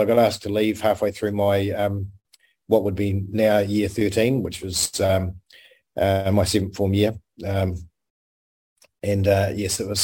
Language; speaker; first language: English; native; English